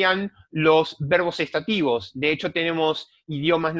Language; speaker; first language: Spanish; native; Spanish